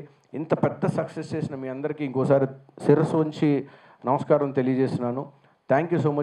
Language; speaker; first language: Telugu; native; Telugu